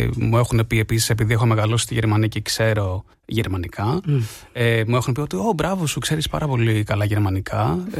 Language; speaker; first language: Greek; early bilingual, heritage; Greek